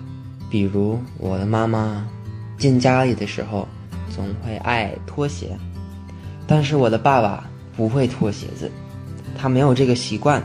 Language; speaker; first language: Chinese; early bilingual, heritage; English